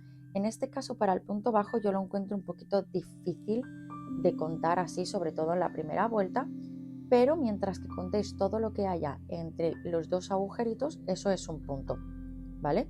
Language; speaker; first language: Spanish; native; Spanish